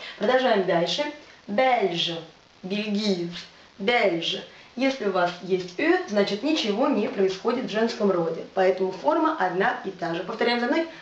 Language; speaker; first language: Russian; native; Russian